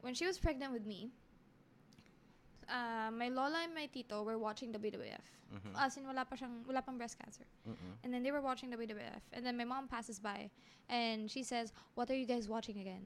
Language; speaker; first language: English; non-native, local second language; Filipino